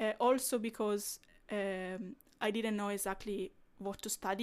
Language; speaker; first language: English; non-native, fluent; Italian